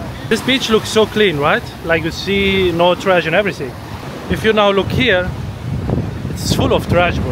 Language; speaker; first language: English; non-native, fluent; Arabic